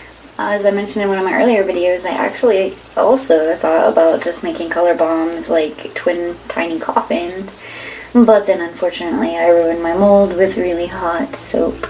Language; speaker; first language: English; native; English